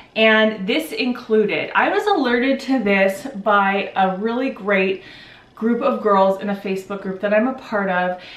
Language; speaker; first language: English; native; English